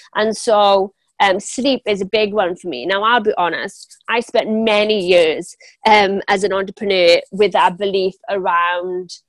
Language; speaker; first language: English; native; English